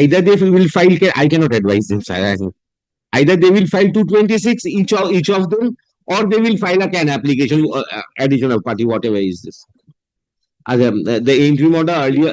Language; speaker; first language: English; non-native, local second language; Bangla